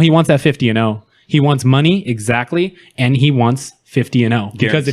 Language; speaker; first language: English; native; English